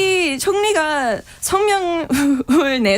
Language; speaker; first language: Korean; non-native, fluent; English